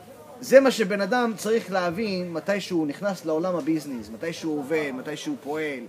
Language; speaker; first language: Hebrew; early bilingual, heritage; English